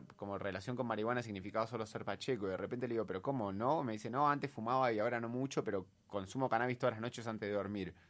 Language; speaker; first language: Spanish; native; Spanish